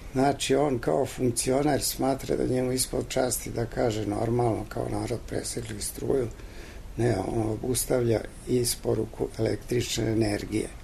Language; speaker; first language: Serbian; native; Serbian